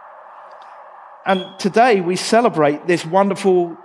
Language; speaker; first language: English; native; English